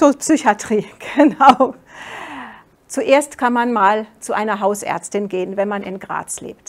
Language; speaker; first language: German; non-native, fluent; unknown